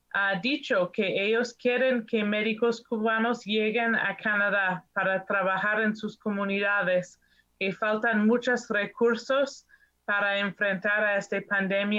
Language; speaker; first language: Spanish; non-native, fluent; English